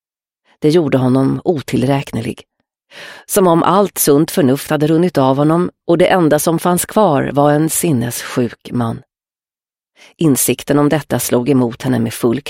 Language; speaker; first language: Swedish; native; Swedish